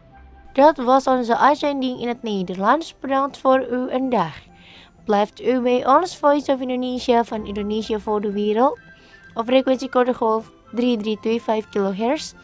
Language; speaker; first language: Dutch; non-native, learner; Indonesian